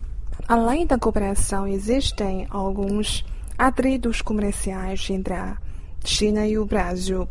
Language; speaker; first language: Portuguese; non-native, fluent; Chinese